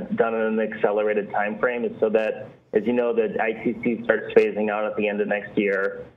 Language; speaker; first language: English; native; English